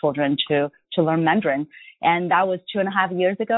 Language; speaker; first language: English; non-native, fluent; Chinese